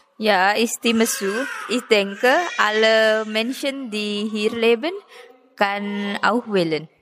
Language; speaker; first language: German; non-native, learner; Indonesian